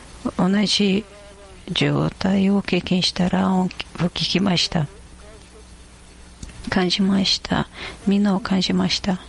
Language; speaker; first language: Japanese; non-native, fluent; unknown